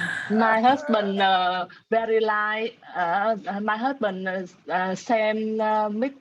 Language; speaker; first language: English; non-native, learner; Vietnamese